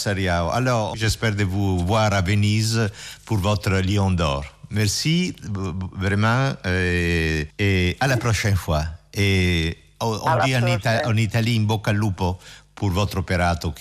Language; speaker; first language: French; non-native, fluent; Italian